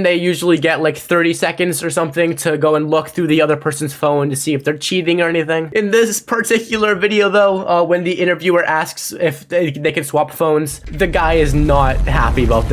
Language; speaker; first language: English; native; English